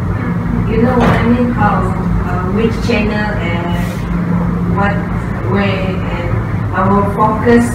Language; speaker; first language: English; non-native, local second language; Malay